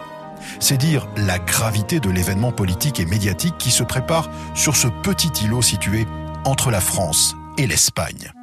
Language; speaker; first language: French; native; French